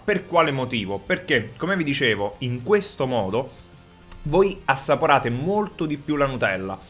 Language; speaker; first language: Italian; native; Italian